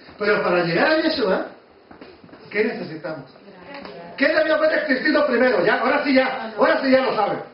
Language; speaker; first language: Spanish; native; Spanish